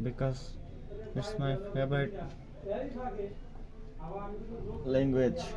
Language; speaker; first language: English; non-native, learner; Bangla